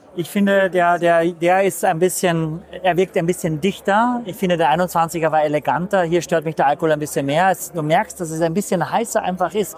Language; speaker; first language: German; native; German